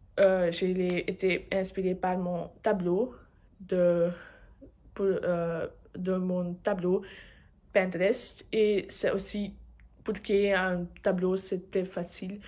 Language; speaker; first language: French; non-native, learner; English